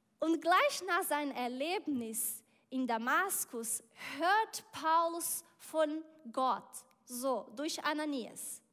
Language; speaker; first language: German; non-native, learner; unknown